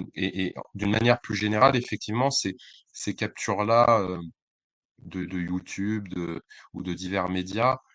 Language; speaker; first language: French; native; French